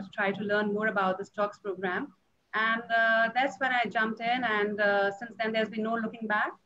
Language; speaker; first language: English; non-native, local second language; Punjabi